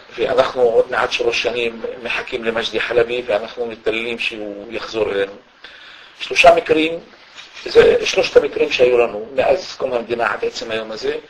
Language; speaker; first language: Hebrew; non-native, local second language; Arabic